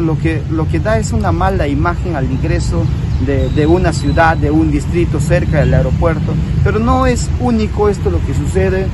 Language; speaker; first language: Spanish; native; Spanish